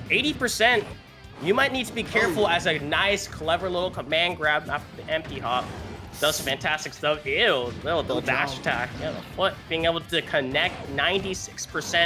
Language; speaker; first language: English; native; English